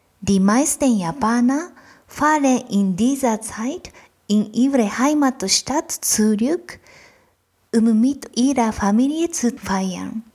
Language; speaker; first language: German; non-native, fluent; Japanese